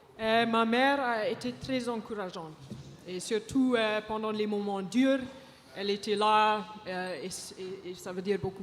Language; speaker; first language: French; non-native, fluent; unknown